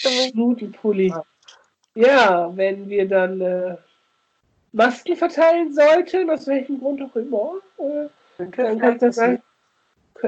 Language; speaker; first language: German; native; German